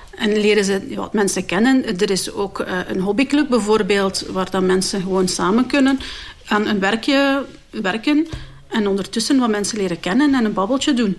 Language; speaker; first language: Dutch; native; Dutch